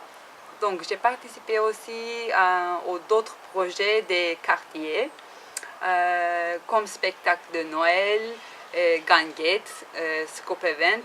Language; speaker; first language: French; non-native, learner; Turkish